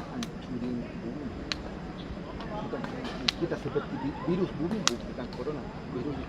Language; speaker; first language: Indonesian; non-native, fluent; Spanish